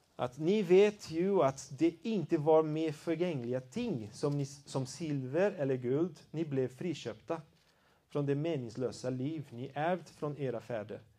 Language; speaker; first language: Swedish; non-native, fluent; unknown